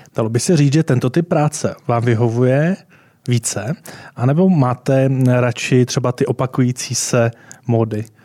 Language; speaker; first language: Czech; native; Czech